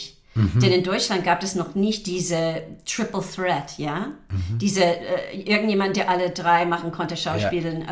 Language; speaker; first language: German; non-native, fluent; English